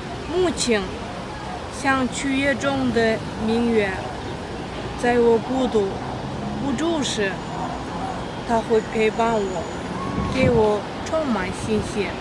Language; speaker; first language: Chinese; non-native, fluent; Kyrgyz